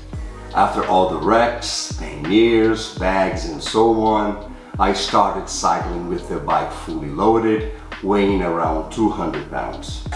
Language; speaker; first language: English; non-native, fluent; Portuguese